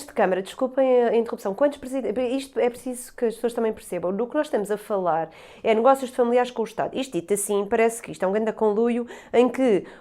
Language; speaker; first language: Portuguese; native; Portuguese